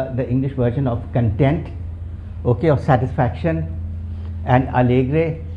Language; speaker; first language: English; non-native, local second language; Urdu